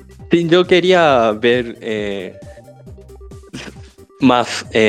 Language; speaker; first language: Spanish; non-native, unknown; Japanese